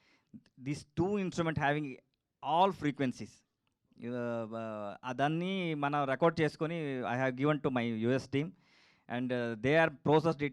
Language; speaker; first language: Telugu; non-native, learner; Kannada